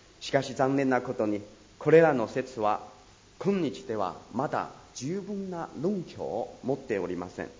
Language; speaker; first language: Japanese; non-native, fluent; Chinese